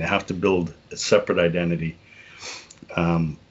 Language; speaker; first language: English; native; English